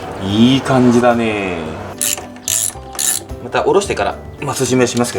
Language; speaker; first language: Japanese; native; Japanese